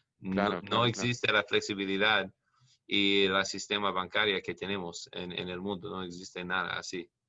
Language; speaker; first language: Spanish; non-native, learner; English